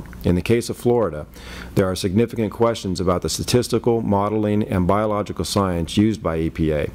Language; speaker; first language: English; native; English